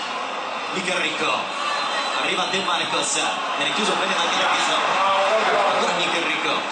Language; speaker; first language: Italian; native; Italian